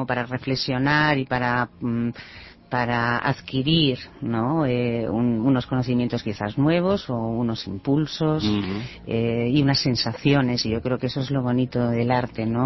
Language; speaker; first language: Spanish; early bilingual, heritage; Spanish